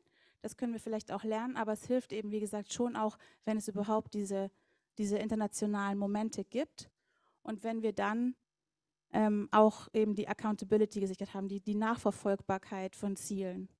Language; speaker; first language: German; native; German